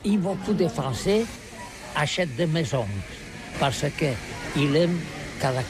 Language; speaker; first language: French; non-native, learner; Catalan